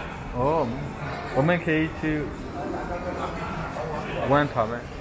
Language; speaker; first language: Chinese; non-native, learner; English